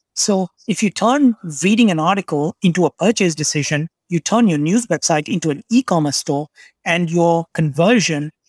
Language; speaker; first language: English; non-native, local second language; Bangla